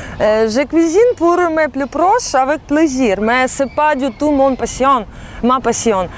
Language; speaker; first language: French; non-native, fluent; Russian